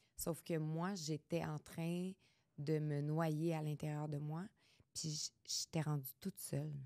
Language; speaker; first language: French; native; French